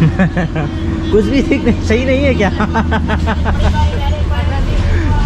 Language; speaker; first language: Hindi; non-native, local second language; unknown